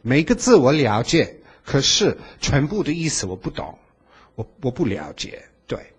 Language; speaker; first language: Chinese; non-native, fluent; English